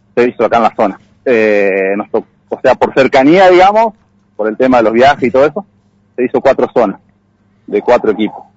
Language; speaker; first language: Spanish; native; Spanish